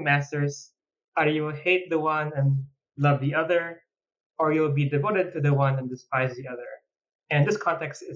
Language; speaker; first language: English; non-native, local second language; Filipino